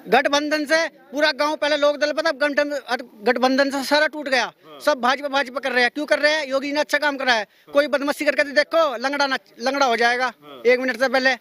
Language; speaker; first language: Hindi; native; Hindi